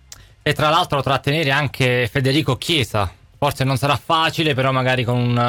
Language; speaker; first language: Italian; native; Italian